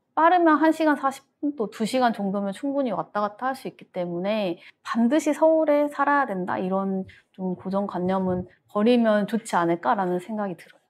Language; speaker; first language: Korean; native; Korean